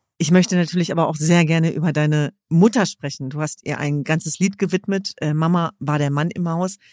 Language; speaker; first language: German; early bilingual, other home language; Kurdish